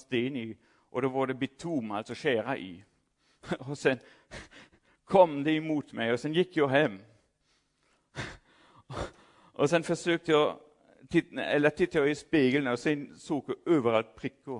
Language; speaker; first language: Swedish; non-native, fluent; German